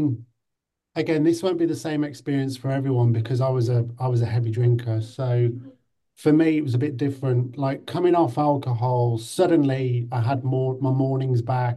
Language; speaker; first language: English; native; English